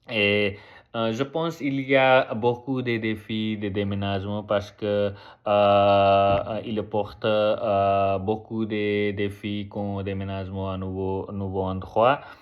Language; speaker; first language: French; non-native, learner; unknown